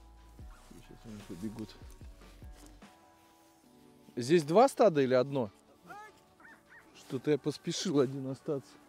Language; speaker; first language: Russian; native; Russian